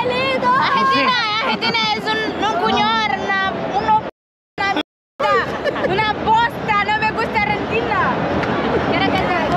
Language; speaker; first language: Spanish; non-native, learner; Portuguese